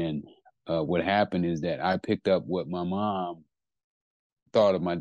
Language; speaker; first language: English; native; English